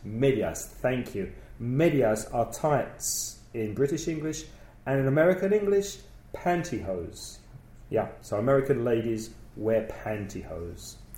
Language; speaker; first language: English; native; English